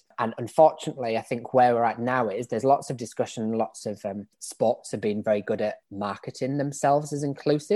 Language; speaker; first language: English; native; English